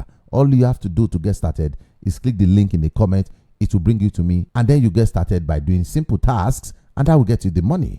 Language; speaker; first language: English; non-native, local second language; Yoruba